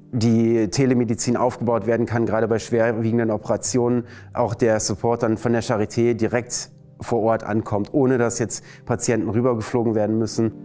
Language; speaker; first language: German; native; German